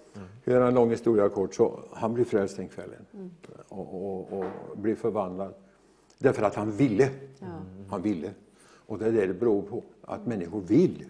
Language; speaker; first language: Swedish; native; Swedish